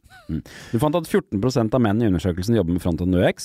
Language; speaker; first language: Norwegian; native; Norwegian